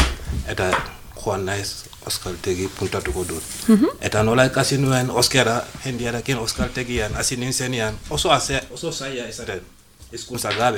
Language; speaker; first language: Basque; non-native, learner; Wolof